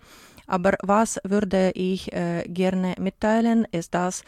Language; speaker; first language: German; non-native, learner; Ukrainian